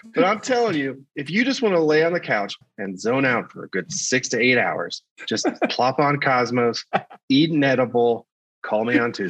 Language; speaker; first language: English; native; English